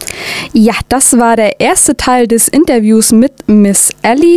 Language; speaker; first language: German; native; German